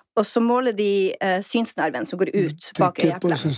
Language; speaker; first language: Norwegian; native; Norwegian